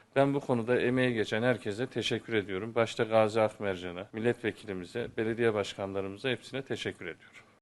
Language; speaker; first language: Turkish; native; Turkish